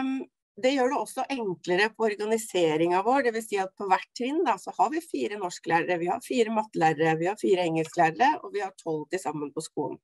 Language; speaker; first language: Norwegian; native; Norwegian